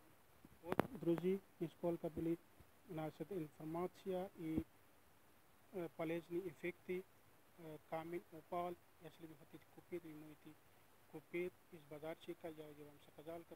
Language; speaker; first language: Russian; non-native, learner; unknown